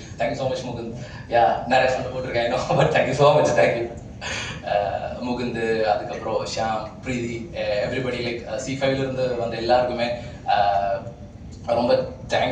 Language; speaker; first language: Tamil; non-native, fluent; Malayalam